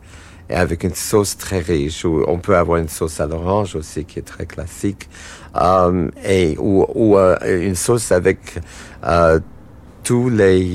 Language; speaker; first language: French; non-native, fluent; English